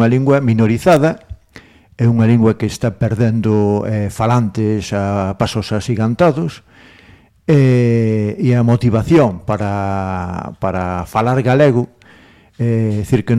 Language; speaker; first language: Galician; non-native, local second language; Spanish